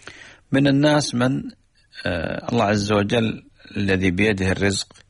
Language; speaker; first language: Arabic; native; Arabic